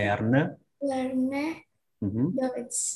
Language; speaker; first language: German; non-native, learner; Indonesian